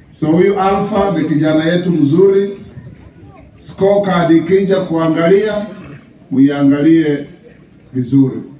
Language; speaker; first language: Swahili; non-native, local second language; Luyia